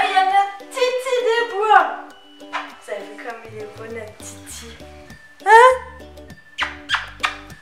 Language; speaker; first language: French; native; French